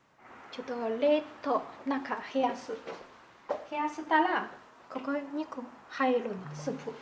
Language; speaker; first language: Japanese; non-native, learner; Chinese